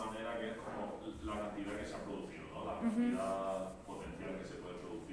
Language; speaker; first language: Spanish; native; Spanish